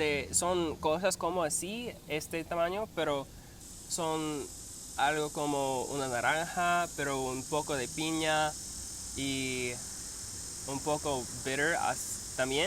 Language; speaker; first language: Spanish; non-native, learner; English